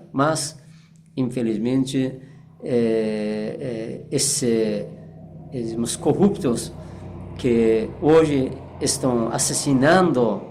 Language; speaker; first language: Portuguese; non-native, fluent; Persian